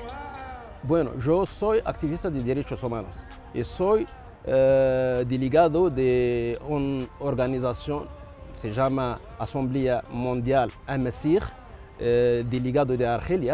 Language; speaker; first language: Spanish; non-native, learner; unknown